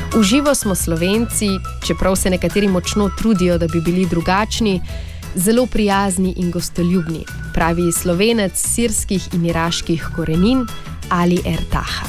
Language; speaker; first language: Slovenian; native; Slovenian